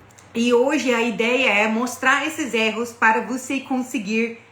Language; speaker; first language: Portuguese; non-native, fluent; English